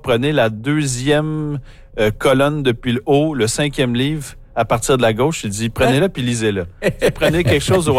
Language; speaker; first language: French; native; French